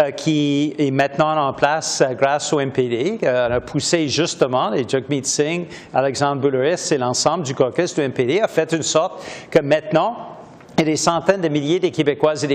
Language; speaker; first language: French; native; French